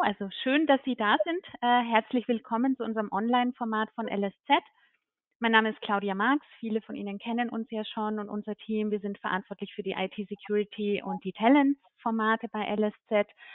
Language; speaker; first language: German; native; German